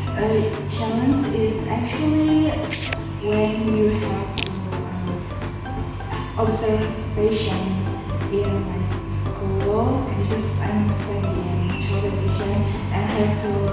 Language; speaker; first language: English; non-native, learner; Indonesian